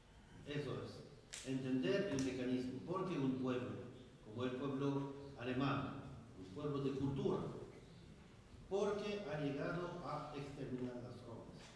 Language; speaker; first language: Spanish; non-native, fluent; French